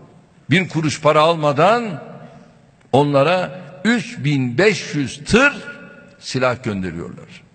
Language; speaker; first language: Turkish; native; Turkish